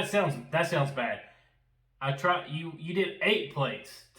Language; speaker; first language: English; native; English